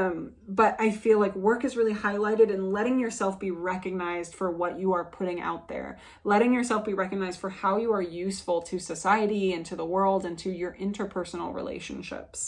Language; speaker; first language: English; native; English